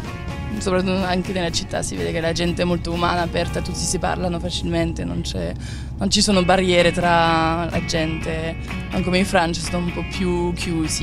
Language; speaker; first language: Italian; non-native, fluent; French